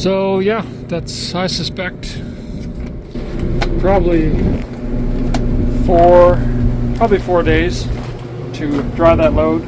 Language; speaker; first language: English; native; English